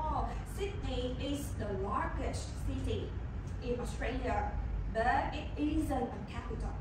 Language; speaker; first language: English; non-native, learner; Vietnamese